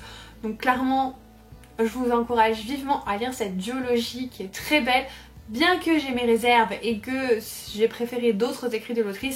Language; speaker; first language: French; native; French